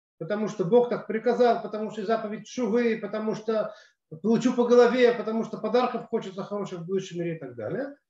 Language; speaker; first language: Russian; native; Russian